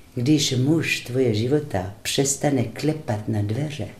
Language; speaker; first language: Czech; non-native, fluent; French